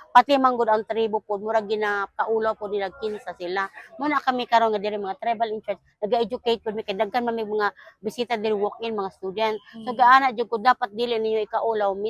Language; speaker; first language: Cebuano; non-native, local second language; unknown